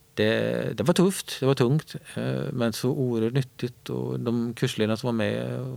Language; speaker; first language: Swedish; native; Swedish